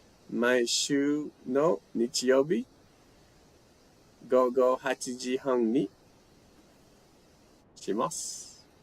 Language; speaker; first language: Japanese; non-native, learner; English